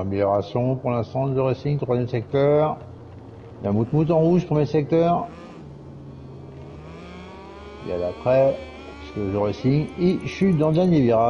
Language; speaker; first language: French; native; French